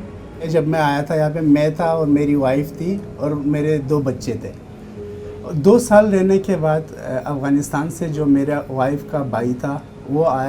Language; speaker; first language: Hindi; non-native, fluent; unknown